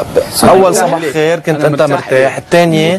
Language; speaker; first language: Arabic; native; Arabic